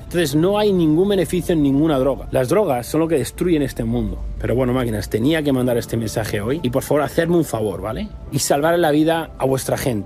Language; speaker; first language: Spanish; native; Spanish